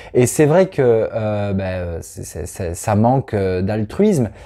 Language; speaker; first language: French; native; French